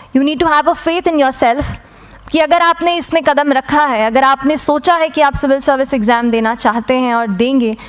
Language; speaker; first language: Hindi; native; Hindi